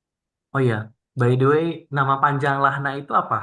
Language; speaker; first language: Indonesian; native; Indonesian